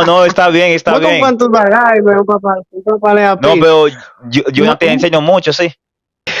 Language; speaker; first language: Spanish; non-native, fluent; Haitian Creole